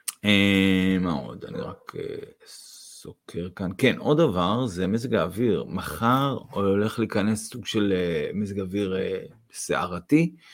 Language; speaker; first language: Hebrew; non-native, fluent; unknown